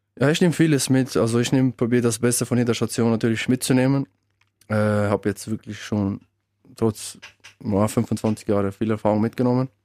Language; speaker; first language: German; early bilingual, other home language; Albanian